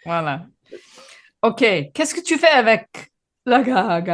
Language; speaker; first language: French; non-native, fluent; English